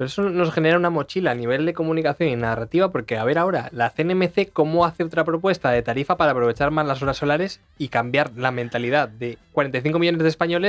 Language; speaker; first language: Spanish; native; Spanish